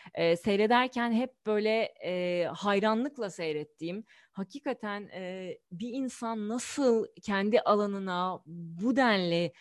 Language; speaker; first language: Turkish; native; Turkish